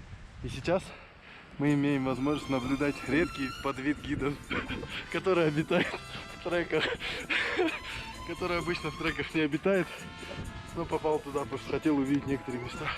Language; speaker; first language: Russian; non-native, local second language; Kyrgyz